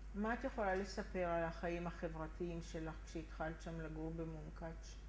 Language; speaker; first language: Hebrew; native; Hebrew